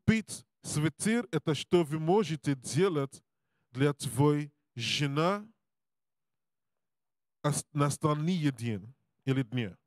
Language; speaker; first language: Russian; non-native, learner; English